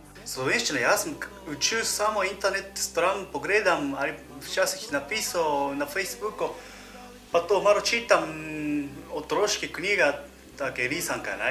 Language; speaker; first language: Slovenian; non-native, learner; Japanese